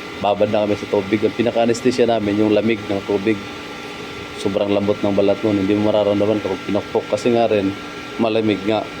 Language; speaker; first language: Filipino; non-native, local second language; Waray